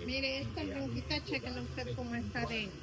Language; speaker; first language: Spanish; native; Spanish